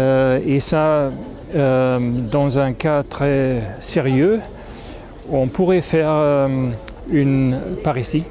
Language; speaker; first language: French; non-native, fluent; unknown